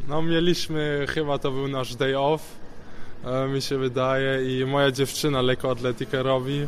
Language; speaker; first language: Polish; early bilingual, heritage; Polish